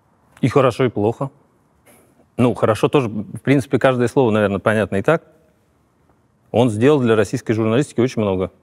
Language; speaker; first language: Russian; native; Russian